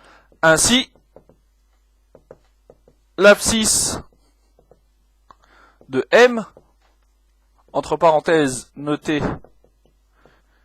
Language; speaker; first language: French; native; French